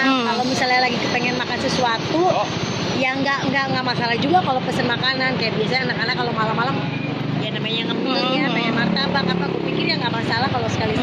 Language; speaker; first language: Indonesian; native; Indonesian